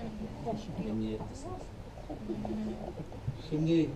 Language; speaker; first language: Turkish; non-native, fluent; English